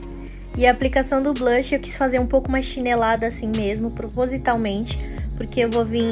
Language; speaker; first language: Portuguese; native; Portuguese